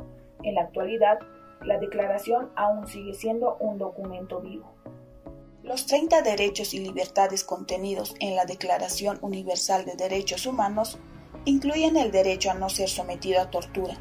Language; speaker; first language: Spanish; native; Spanish